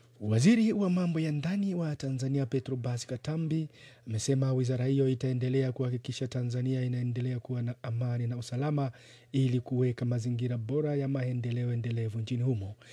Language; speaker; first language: Swahili; native; Swahili